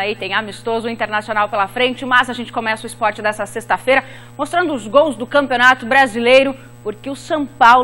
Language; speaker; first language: Portuguese; native; Portuguese